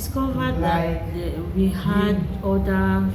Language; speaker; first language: English; non-native, learner; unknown